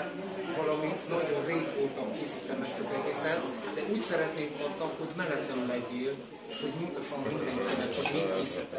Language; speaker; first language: Hungarian; non-native, learner; German